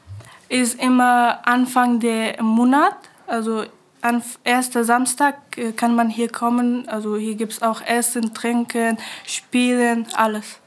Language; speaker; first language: German; early bilingual, other home language; Pashto